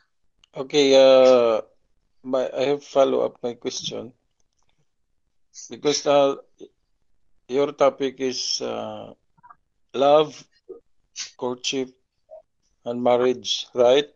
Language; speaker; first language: English; non-native, local second language; Filipino